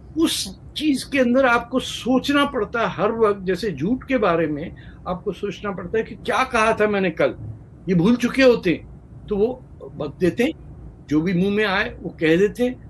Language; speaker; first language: Urdu; native; Urdu